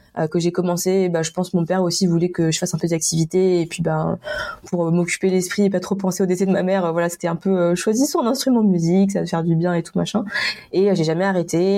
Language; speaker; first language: French; native; French